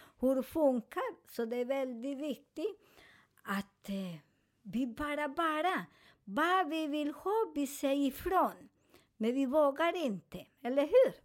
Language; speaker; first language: Swedish; non-native, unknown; Spanish